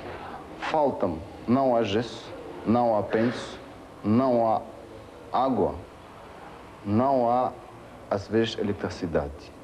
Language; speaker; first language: Portuguese; non-native, learner; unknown